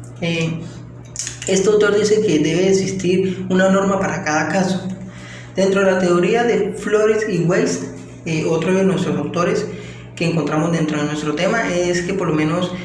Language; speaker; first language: Spanish; native; Spanish